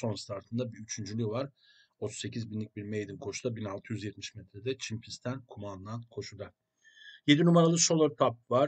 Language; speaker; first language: Turkish; native; Turkish